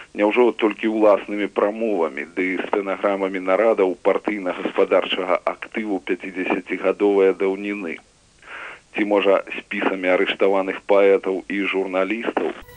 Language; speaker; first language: Belarusian; native; Belarusian